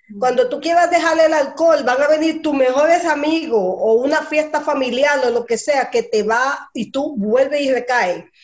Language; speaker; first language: Spanish; early bilingual, heritage; Spanish